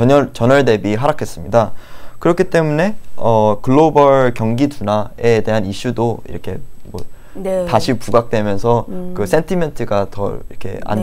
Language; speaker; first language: Korean; native; Korean